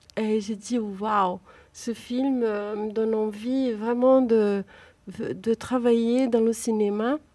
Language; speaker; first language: French; non-native, fluent; Portuguese